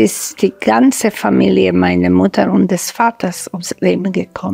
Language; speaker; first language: German; non-native, fluent; Slovak